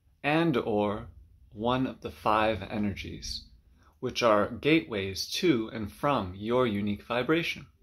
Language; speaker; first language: English; native; English